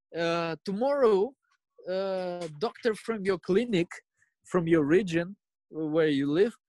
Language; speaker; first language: English; non-native, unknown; Russian